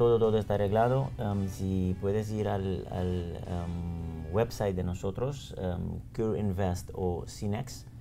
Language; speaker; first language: Spanish; non-native, fluent; Papiamento